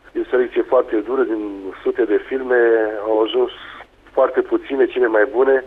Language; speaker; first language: Romanian; native; Romanian